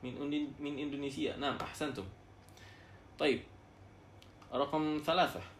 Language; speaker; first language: Arabic; non-native, fluent; Indonesian